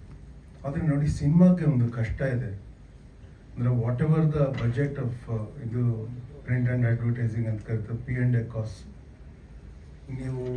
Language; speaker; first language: Kannada; native; Kannada